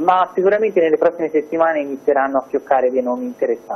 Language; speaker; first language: Italian; native; Italian